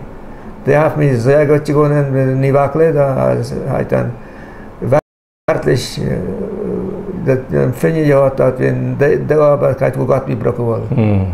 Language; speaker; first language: German; non-native, local second language; Low German